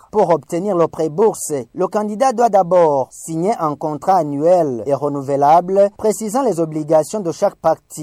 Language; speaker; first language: French; non-native, local second language; Rundi